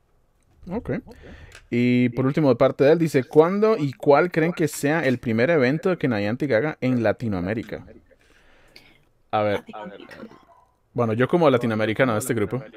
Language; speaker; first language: Spanish; native; Spanish